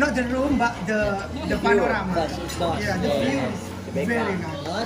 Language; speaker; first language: English; non-native, learner; Indonesian